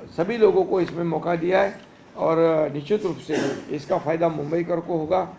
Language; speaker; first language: Hindi; non-native, local second language; Marathi